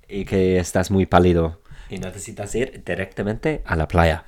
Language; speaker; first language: Spanish; non-native, fluent; English